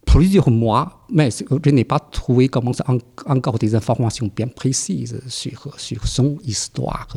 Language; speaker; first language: French; non-native, fluent; Chinese